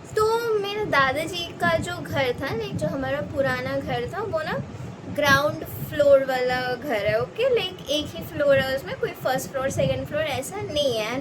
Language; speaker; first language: Hindi; non-native, local second language; Bangla